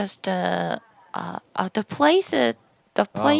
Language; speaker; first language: English; non-native, learner; Korean